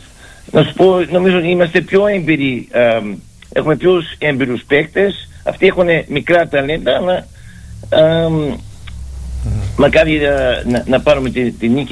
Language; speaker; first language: Greek; early bilingual, heritage; Greek